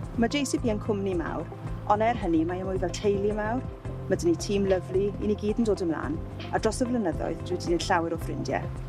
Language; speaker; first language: Welsh; non-native, local second language; English